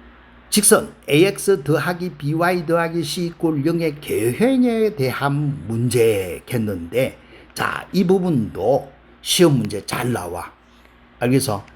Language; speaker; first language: Korean; native; Korean